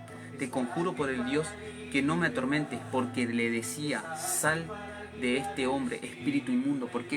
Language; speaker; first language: Spanish; native; Spanish